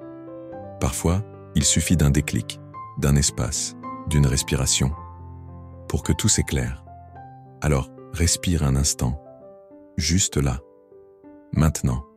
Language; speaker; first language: French; native; French